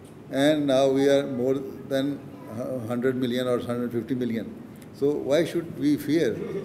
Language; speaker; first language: English; non-native, local second language; Urdu